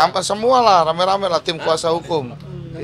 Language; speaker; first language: Indonesian; native; Indonesian